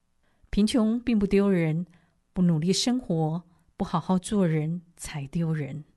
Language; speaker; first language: Chinese; native; Chinese